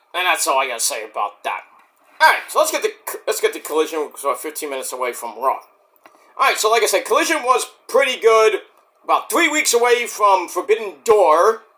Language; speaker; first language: English; native; English